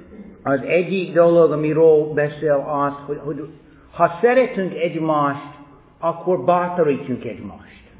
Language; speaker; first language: Hungarian; non-native, fluent; English